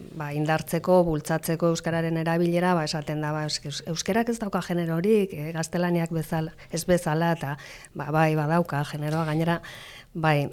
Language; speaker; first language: Basque; non-native, local second language; Spanish